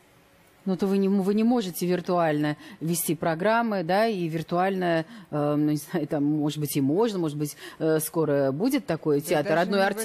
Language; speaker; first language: Russian; native; Russian